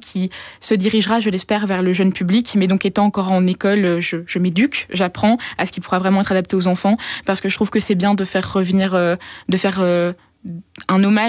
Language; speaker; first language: French; native; French